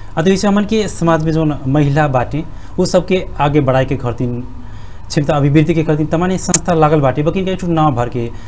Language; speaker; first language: Bhojpuri; native; Bhojpuri